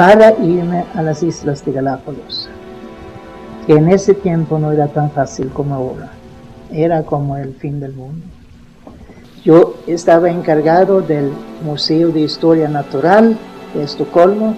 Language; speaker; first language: Spanish; non-native, fluent; Swedish